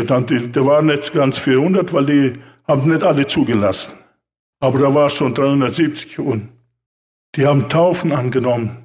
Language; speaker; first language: German; non-native, fluent; Russian